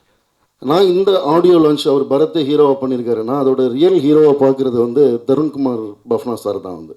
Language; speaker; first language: Tamil; native; Tamil